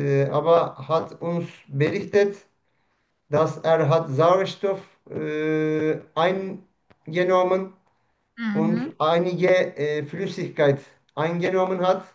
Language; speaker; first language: German; non-native, learner; Turkish